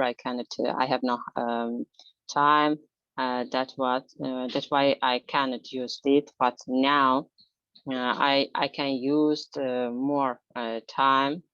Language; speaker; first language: English; non-native, learner; Azerbaijani